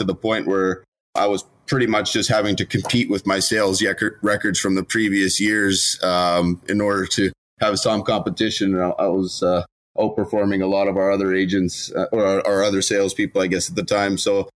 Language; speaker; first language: English; native; English